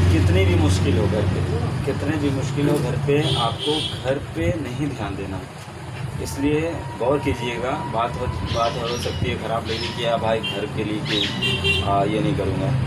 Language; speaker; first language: Hindi; native; Hindi